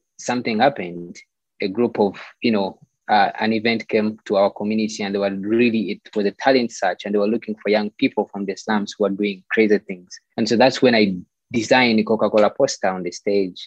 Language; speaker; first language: English; non-native, local second language; Ganda